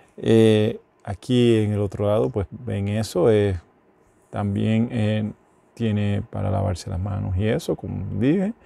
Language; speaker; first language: Spanish; native; Spanish